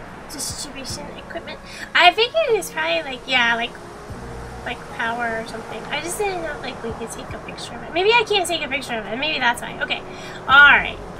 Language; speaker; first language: English; native; English